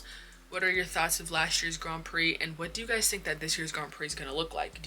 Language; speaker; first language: English; native; English